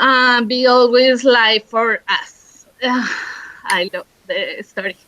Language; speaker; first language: English; non-native, learner; Spanish